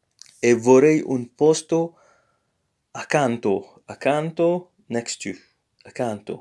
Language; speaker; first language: Italian; non-native, fluent; English